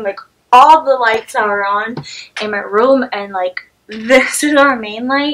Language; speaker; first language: English; native; English